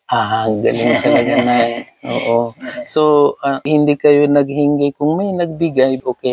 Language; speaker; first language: Filipino; non-native, learner; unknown